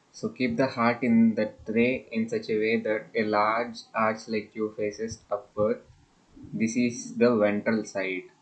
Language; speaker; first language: English; non-native, local second language; Telugu